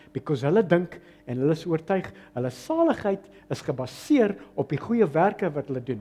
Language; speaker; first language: Afrikaans; early bilingual, heritage; Afrikaans